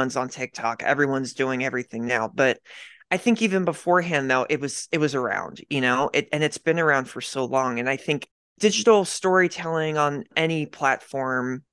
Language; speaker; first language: English; native; English